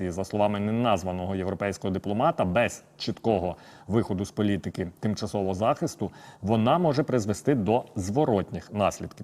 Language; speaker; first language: Ukrainian; native; Ukrainian